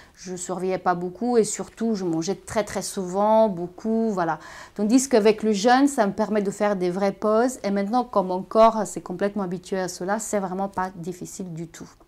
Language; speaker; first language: French; non-native, fluent; Bulgarian